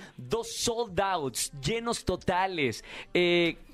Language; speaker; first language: Spanish; native; Spanish